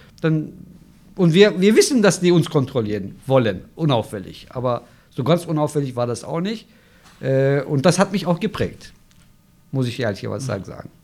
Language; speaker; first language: German; non-native, fluent; Turkish